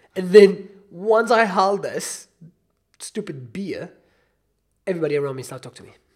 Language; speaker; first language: English; non-native, fluent; Hebrew